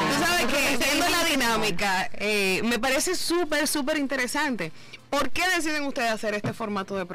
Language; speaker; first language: Spanish; native; Spanish